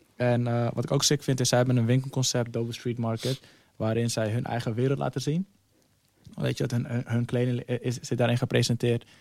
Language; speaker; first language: Dutch; early bilingual, other home language; Somali